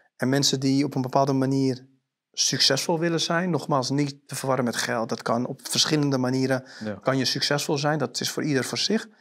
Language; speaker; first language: Dutch; native; Dutch